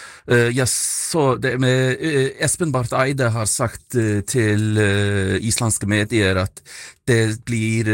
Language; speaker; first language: Norwegian; non-native, fluent; Icelandic